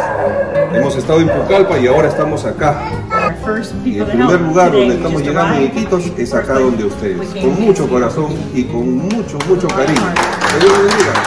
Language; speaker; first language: Spanish; native; Spanish